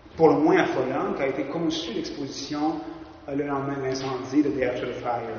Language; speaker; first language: French; native; French